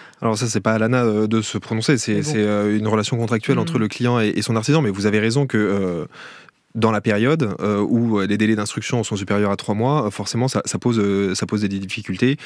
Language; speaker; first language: French; native; French